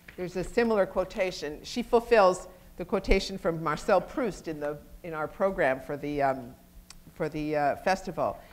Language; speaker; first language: English; native; English